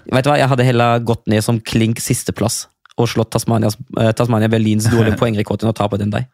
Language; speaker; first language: Norwegian; non-native, fluent; German